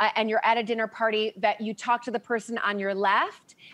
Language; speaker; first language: English; native; English